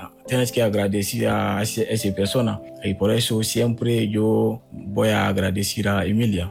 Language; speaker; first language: Spanish; non-native, learner; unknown